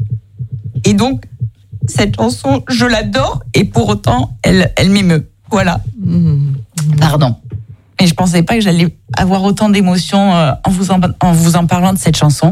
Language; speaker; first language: French; native; French